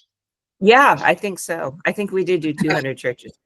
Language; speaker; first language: English; non-native, fluent; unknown